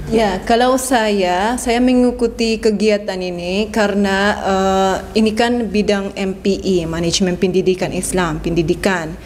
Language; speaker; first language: Indonesian; non-native, fluent; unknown